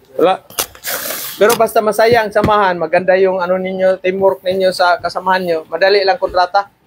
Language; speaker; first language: Filipino; non-native, local second language; Cebuano